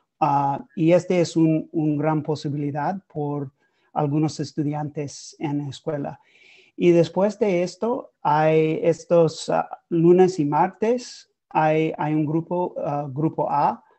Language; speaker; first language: Spanish; non-native, learner; English